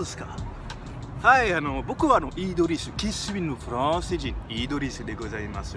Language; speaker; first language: Japanese; non-native, learner; French